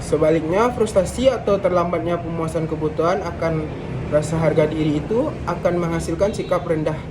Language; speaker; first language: Indonesian; native; Indonesian